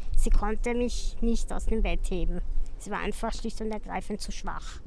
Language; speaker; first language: German; native; German